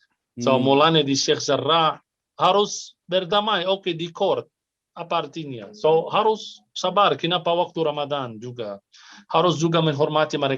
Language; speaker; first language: Indonesian; non-native, fluent; Arabic